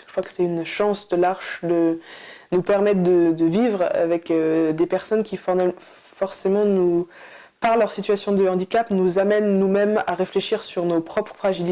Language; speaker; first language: French; native; French